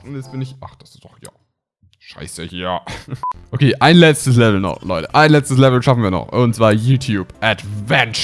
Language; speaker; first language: German; native; German